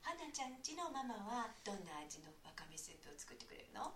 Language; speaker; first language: Japanese; native; Japanese